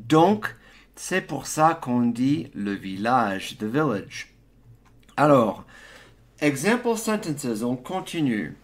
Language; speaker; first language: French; non-native, fluent; English